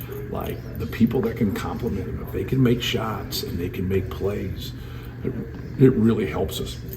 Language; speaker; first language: English; native; English